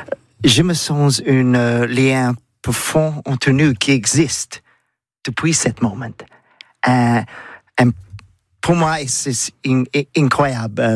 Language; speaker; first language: French; non-native, learner; English